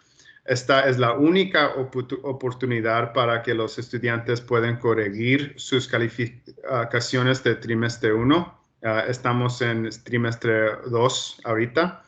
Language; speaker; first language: Spanish; early bilingual, heritage; Spanish